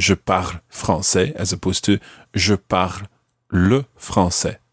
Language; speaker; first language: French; non-native, fluent; English